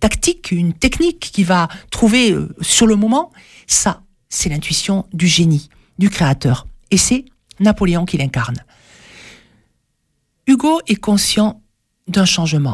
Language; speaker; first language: French; native; French